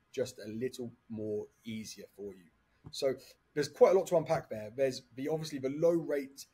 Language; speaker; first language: English; native; English